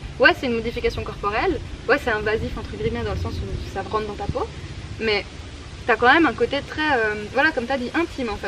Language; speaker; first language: French; native; French